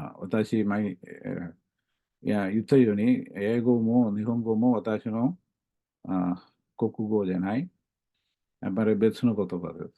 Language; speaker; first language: Japanese; non-native, learner; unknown